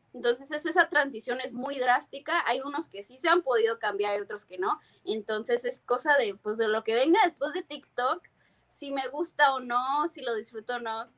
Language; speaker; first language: Spanish; native; Spanish